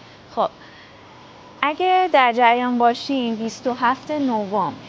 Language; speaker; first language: Persian; native; Persian